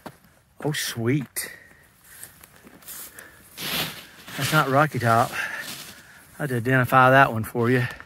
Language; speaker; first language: English; native; English